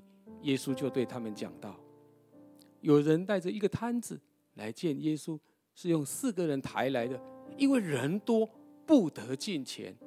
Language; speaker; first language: Chinese; native; Chinese